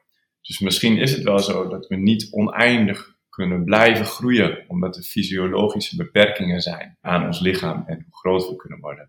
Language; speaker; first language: Dutch; native; Dutch